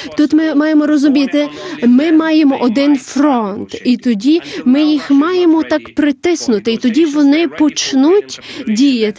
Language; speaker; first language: Ukrainian; non-native, learner; Lithuanian